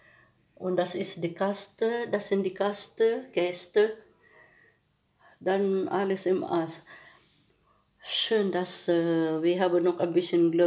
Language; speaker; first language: German; non-native, learner; Filipino